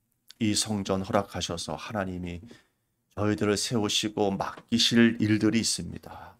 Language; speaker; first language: Korean; native; Korean